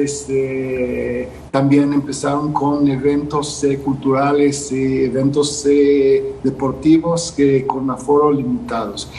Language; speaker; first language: Spanish; non-native, fluent; Hebrew